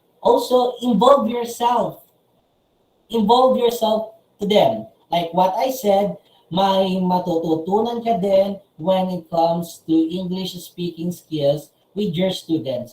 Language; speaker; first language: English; non-native, local second language; Filipino